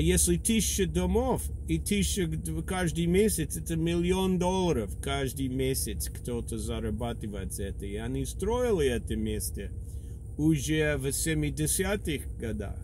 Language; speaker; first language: Russian; non-native, learner; English